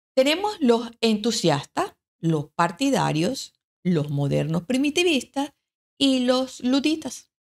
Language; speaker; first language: Spanish; native; Spanish